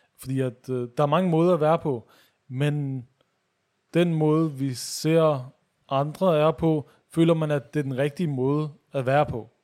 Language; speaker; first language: Danish; early bilingual, other home language; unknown